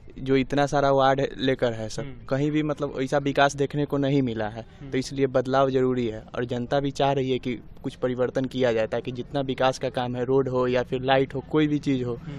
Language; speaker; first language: Hindi; native; Hindi